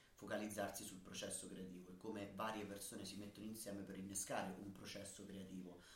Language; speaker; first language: Italian; native; Italian